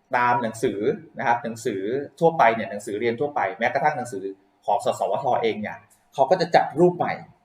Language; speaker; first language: Thai; native; Thai